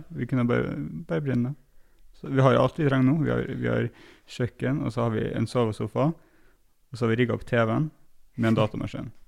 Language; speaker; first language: Norwegian; native; Norwegian